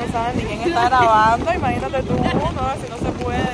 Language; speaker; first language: Spanish; native; Spanish